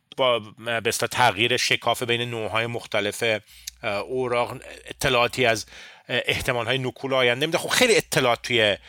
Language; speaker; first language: Persian; native; Persian